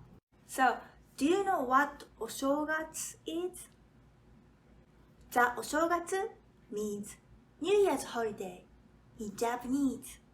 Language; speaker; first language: English; non-native, fluent; Japanese